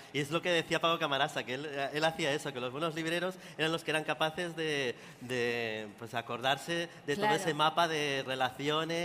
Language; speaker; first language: Spanish; native; Spanish